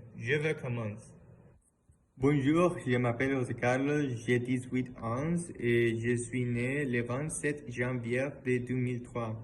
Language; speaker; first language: French; non-native, learner; Spanish